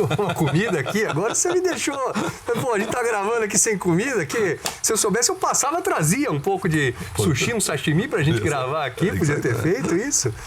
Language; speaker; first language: Portuguese; native; Portuguese